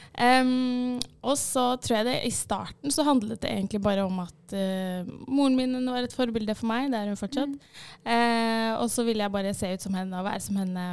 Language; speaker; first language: Norwegian; early bilingual, other home language; Arabic